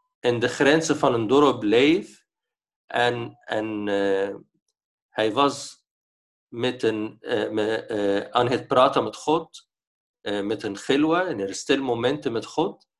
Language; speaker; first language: Dutch; non-native, fluent; Arabic